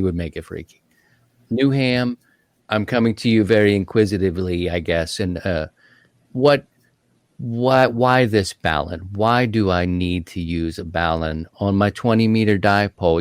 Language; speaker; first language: English; native; English